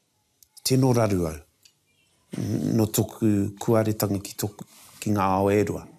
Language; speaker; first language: Māori; non-native, local second language; English